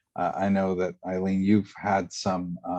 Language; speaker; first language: English; native; English